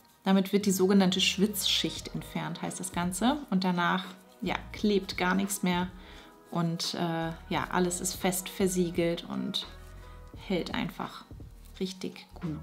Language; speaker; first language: German; native; German